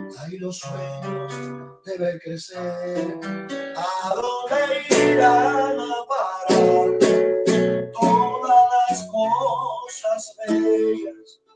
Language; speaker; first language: Spanish; native; Spanish